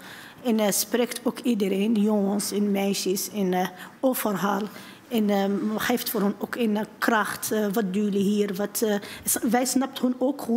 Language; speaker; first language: Dutch; non-native, learner; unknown